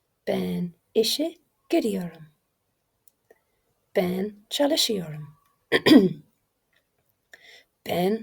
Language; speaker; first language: Turkish; non-native, learner; English